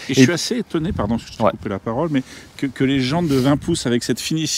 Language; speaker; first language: French; native; French